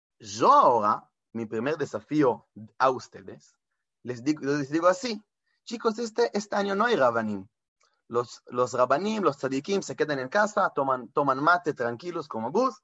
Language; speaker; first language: Spanish; non-native, fluent; Hebrew